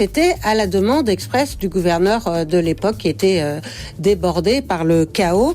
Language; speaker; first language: French; native; French